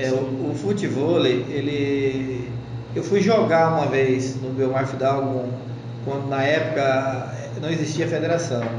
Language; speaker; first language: Portuguese; native; Portuguese